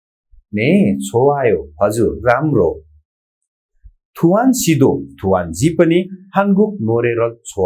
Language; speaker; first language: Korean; non-native, fluent; Nepali